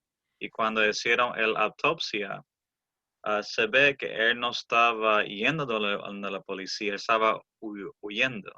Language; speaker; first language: Spanish; early bilingual, heritage; English